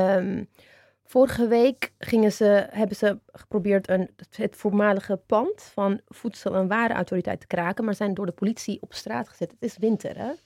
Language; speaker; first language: Dutch; early bilingual, other home language; Oromo